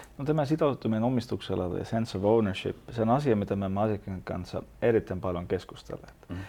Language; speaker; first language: Finnish; non-native, fluent; Estonian